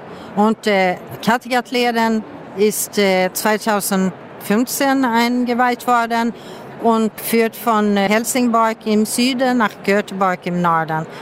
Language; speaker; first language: German; non-native, fluent; Swedish